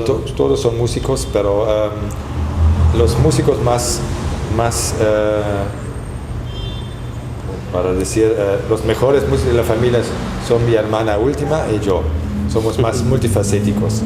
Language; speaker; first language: Spanish; non-native, fluent; German